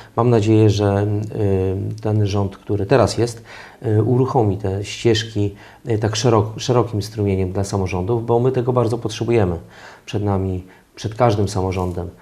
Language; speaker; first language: Polish; native; Polish